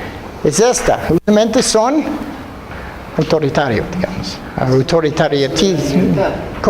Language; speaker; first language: Spanish; non-native, fluent; English